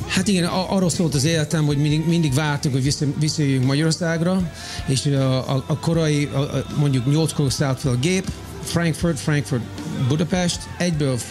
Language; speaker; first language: Hungarian; early bilingual, heritage; Hungarian